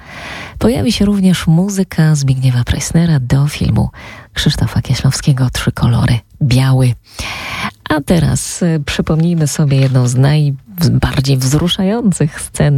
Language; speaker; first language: Polish; native; Polish